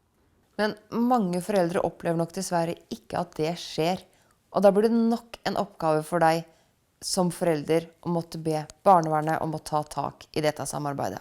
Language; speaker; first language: Norwegian; native; Norwegian